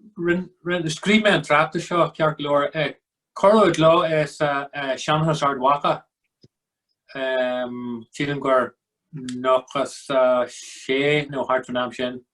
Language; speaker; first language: Irish; non-native, local second language; English